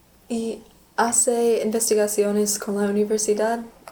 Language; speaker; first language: Spanish; non-native, learner; English